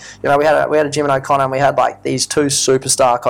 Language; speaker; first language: English; native; English